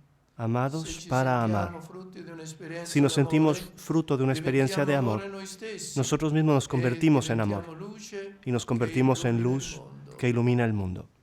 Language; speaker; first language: Spanish; non-native, fluent; Italian